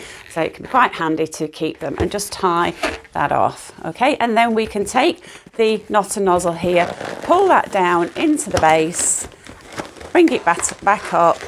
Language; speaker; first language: English; native; English